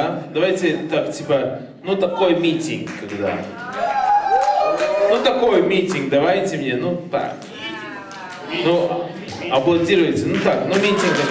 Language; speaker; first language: Russian; non-native, learner; Latvian